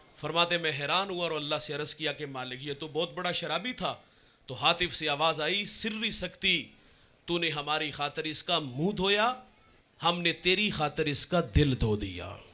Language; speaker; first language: Urdu; non-native, local second language; Punjabi